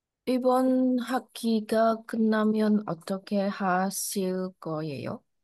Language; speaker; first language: Korean; non-native, learner; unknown